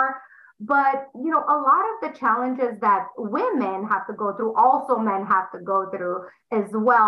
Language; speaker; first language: English; non-native, fluent; Romanian